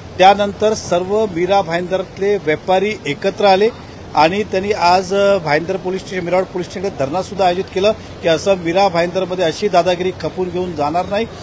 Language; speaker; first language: Marathi; non-native, local second language; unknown